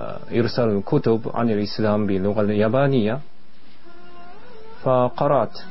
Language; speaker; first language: Arabic; non-native, fluent; Japanese